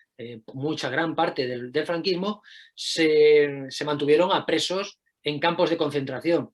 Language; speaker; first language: Spanish; native; Spanish